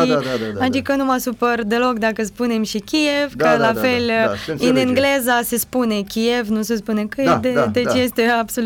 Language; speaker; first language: Romanian; non-native, learner; Ukrainian